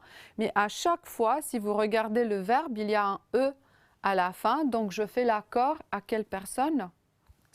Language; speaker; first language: French; non-native, fluent; Romanian